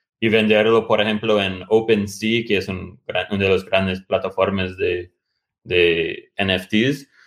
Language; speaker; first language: Spanish; non-native, fluent; English